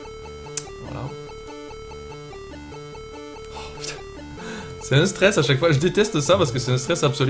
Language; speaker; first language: French; native; French